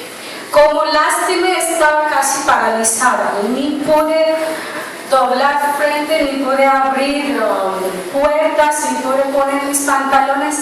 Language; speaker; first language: Spanish; non-native, learner; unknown